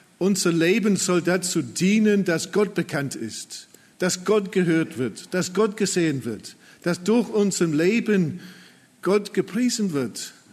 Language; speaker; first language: German; non-native, fluent; English